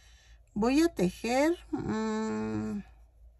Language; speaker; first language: Spanish; native; Spanish